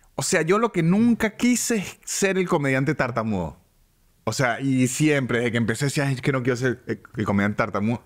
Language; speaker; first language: Spanish; native; Spanish